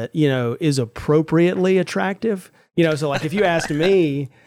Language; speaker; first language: English; native; English